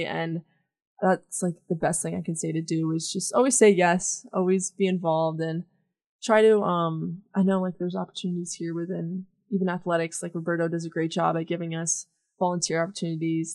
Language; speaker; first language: English; native; English